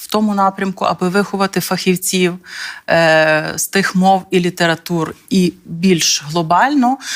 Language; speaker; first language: Ukrainian; native; Ukrainian